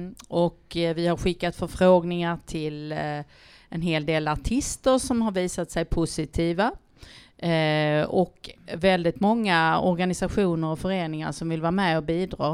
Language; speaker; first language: Swedish; native; Swedish